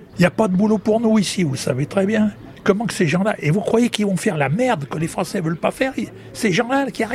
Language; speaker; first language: French; native; French